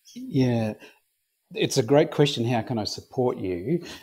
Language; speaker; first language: English; native; English